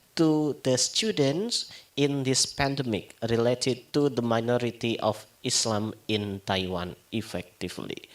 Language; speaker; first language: English; non-native, fluent; Indonesian